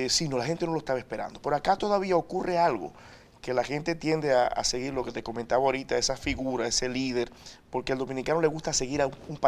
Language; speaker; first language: Spanish; native; Spanish